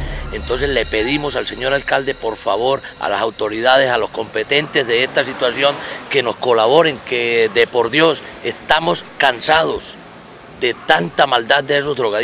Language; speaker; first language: Spanish; native; Spanish